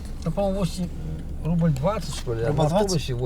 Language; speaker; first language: Russian; native; Russian